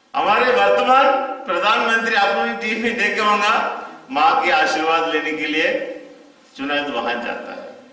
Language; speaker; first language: Hindi; non-native, local second language; Tamil